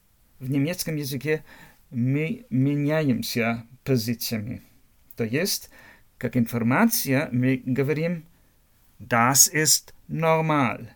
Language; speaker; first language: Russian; non-native, learner; German